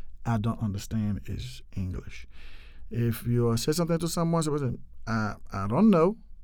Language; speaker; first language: English; non-native, fluent; Haitian Creole